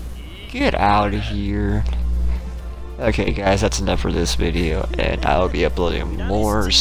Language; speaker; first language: English; native; English